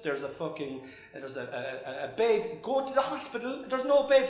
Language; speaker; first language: English; native; English